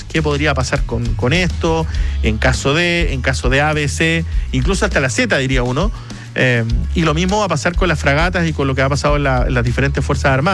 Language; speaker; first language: Spanish; native; Spanish